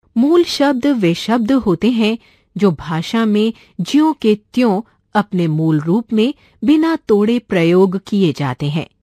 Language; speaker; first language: Hindi; non-native, local second language; Marathi